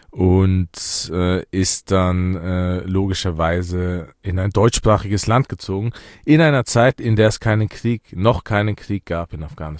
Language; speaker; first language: German; early bilingual, other home language; Persian